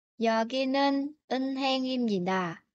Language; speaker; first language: Korean; non-native, fluent; Vietnamese